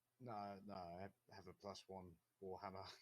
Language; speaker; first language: English; native; English